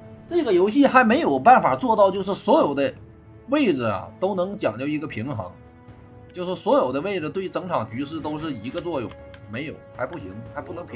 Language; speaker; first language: Chinese; native; Chinese